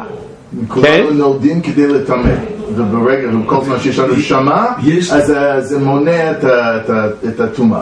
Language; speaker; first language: Hebrew; non-native, fluent; English